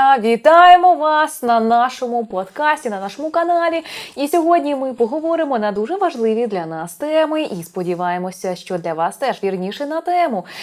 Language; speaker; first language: Ukrainian; non-native, local second language; Russian